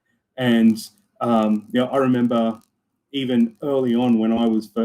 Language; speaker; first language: English; native; English